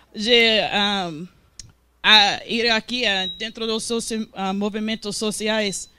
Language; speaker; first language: Portuguese; non-native, learner; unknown